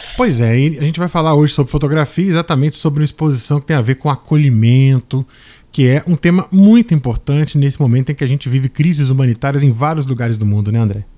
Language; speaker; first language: Portuguese; native; Portuguese